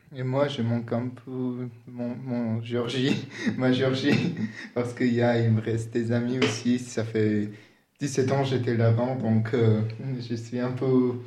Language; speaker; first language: French; non-native, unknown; Georgian